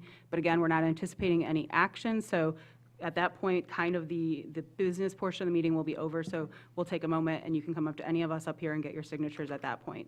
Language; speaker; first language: English; native; English